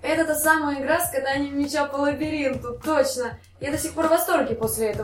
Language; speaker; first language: Russian; native; Russian